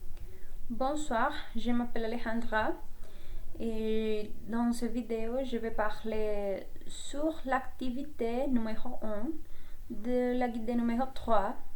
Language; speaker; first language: French; non-native, learner; Spanish